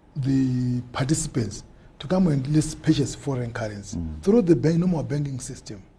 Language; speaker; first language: English; non-native, local second language; Shona